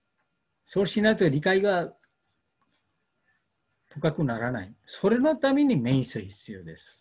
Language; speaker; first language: Japanese; non-native, learner; Bangla